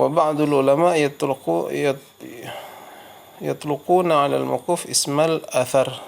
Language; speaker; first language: Arabic; non-native, fluent; Indonesian